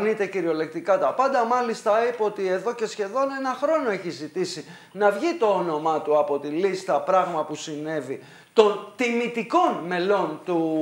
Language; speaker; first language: Greek; native; Greek